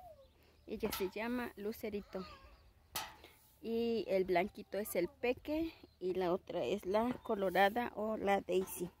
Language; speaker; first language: Spanish; native; Spanish